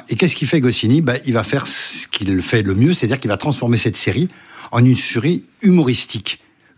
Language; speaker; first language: French; native; French